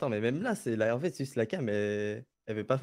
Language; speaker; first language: French; native; French